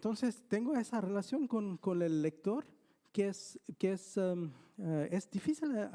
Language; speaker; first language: Spanish; non-native, fluent; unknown